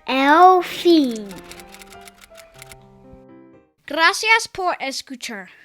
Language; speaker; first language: Spanish; non-native, learner; English